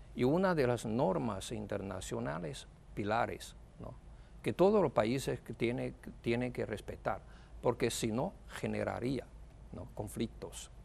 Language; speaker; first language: Spanish; non-native, fluent; Chinese